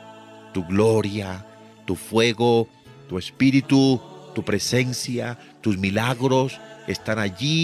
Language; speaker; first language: Spanish; native; Spanish